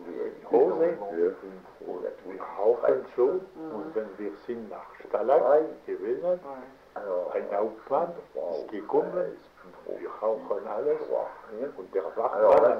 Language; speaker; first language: German; non-native, learner; French